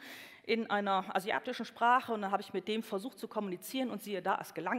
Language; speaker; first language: German; native; German